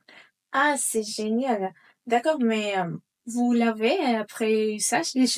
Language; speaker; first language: French; non-native, fluent; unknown